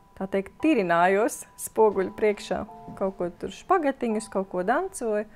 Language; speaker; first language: Latvian; native; Latvian